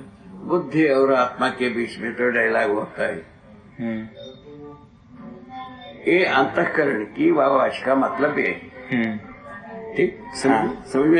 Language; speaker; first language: Hindi; non-native, local second language; Kannada